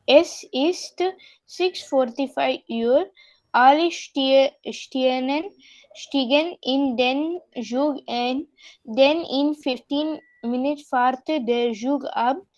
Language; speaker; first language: German; non-native, learner; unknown